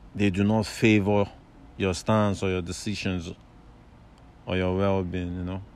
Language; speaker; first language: English; non-native, local second language; Yoruba